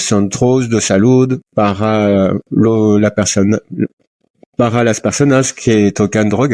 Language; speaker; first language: Spanish; non-native, learner; French